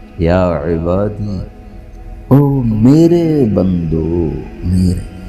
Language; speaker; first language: Urdu; non-native, local second language; Punjabi